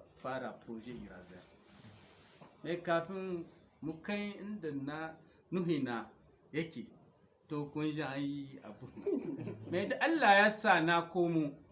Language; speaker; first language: Hausa; non-native, local second language; Fula